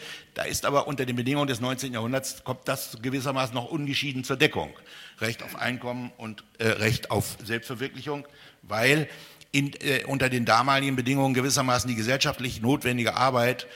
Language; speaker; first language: German; native; German